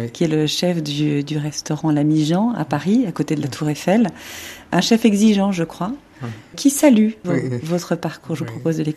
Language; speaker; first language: French; native; French